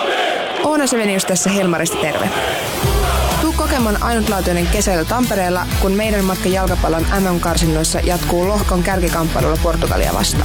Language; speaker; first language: Finnish; native; Finnish